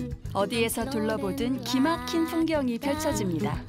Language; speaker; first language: Korean; native; Korean